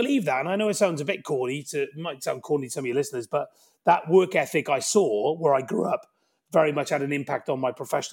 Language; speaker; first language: English; native; English